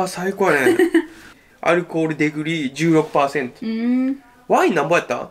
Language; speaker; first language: Japanese; native; Japanese